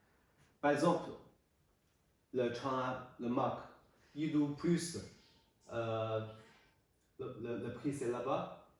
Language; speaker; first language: French; non-native, learner; Chinese